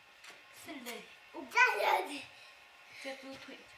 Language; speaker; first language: Chinese; non-native, local second language; Tibetan